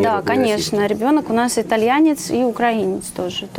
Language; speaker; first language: Russian; native; Russian